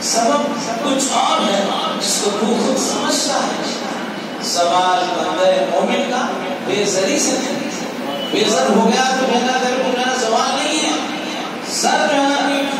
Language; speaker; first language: Urdu; native; Urdu